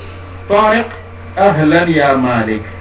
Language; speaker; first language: Arabic; non-native, fluent; Wolof